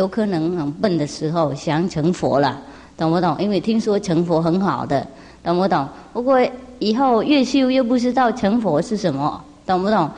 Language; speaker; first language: Chinese; non-native, fluent; Vietnamese